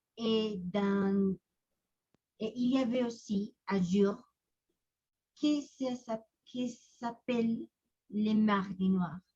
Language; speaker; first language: French; non-native, learner; Spanish